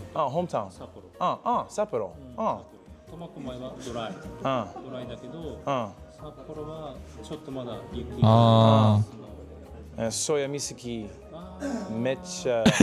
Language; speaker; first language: Japanese; non-native, learner; English